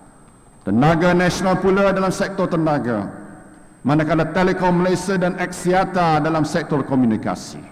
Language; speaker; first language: Malay; native; Malay